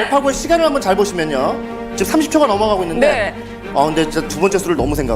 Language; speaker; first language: Korean; native; Korean